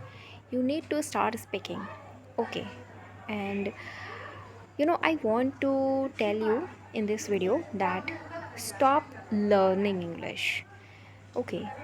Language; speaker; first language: English; non-native, local second language; Hindi